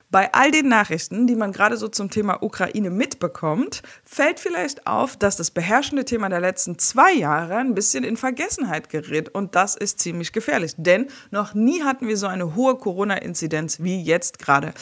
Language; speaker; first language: German; native; German